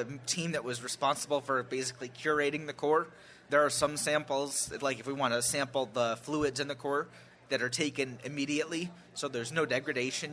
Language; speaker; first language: English; native; English